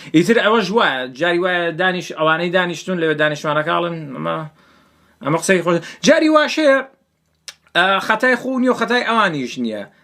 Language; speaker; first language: Central Kurdish; early bilingual, heritage; Central Kurdish